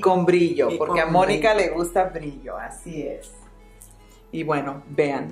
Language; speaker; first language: Spanish; native; Spanish